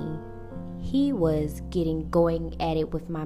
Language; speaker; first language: English; native; English